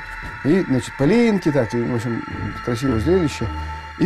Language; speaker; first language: Russian; native; Russian